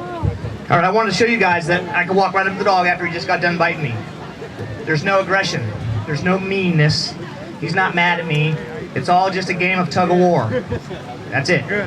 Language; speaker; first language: English; native; English